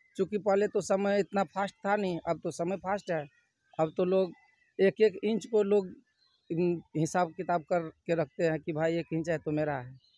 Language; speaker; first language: Hindi; native; Hindi